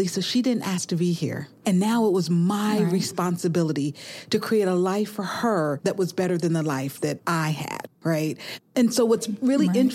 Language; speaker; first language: English; native; English